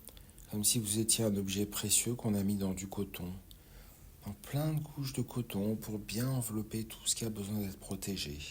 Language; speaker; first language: French; native; French